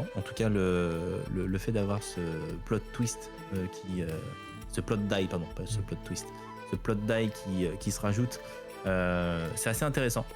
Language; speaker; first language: French; native; French